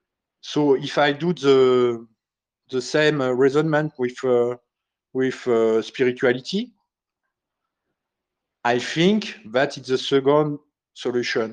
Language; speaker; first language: English; non-native, learner; French